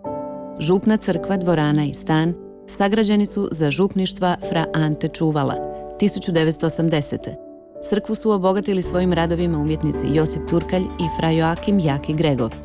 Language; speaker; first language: Croatian; native; Croatian